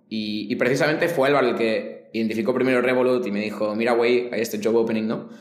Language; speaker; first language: Spanish; native; Spanish